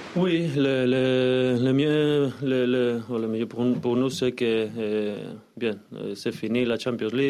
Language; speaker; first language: French; non-native, learner; Spanish